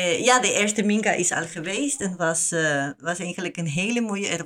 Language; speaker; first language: Dutch; non-native, learner; Spanish